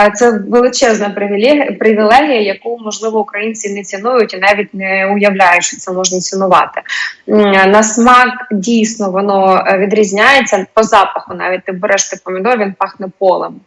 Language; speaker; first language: Ukrainian; non-native, local second language; Russian